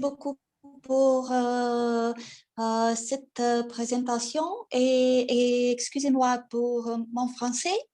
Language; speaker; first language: French; non-native, learner; Russian